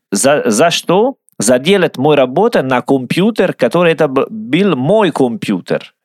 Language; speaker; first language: Russian; non-native, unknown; Italian